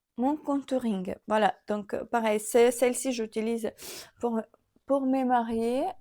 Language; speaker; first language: French; non-native, fluent; Ukrainian